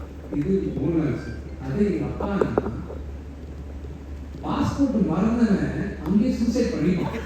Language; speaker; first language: Tamil; non-native, local second language; Telugu